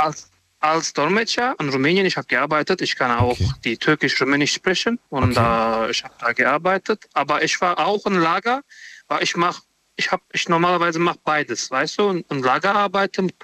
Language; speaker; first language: German; non-native, learner; Romanian